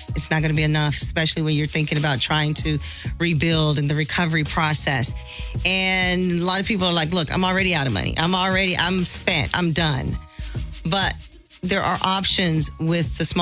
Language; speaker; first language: English; native; English